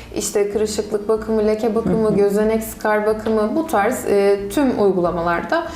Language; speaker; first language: Turkish; native; Turkish